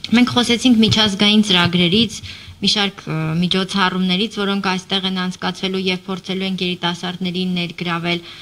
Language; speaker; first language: Armenian; native; Armenian